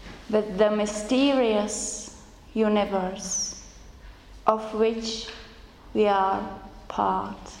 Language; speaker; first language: English; non-native, fluent; Czech